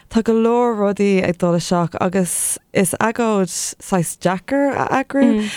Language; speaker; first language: Irish; non-native, local second language; English